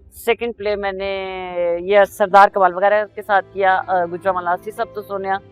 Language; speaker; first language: Urdu; non-native, local second language; Punjabi